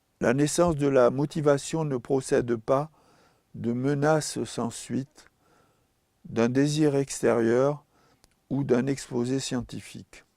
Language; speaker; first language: French; native; French